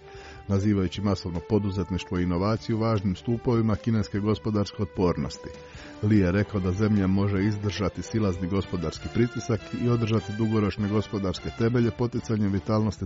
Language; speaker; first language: Croatian; non-native, fluent; Chinese